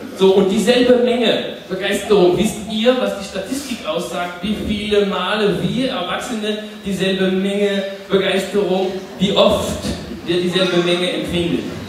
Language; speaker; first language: German; non-native, fluent; French